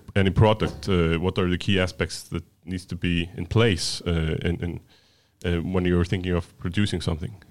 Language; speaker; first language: English; non-native, fluent; Icelandic